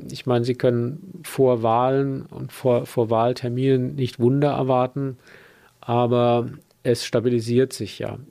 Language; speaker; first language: German; native; German